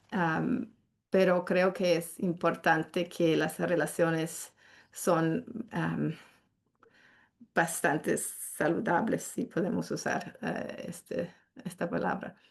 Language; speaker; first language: Spanish; non-native, fluent; English